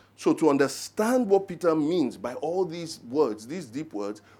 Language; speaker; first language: English; non-native, local second language; Yoruba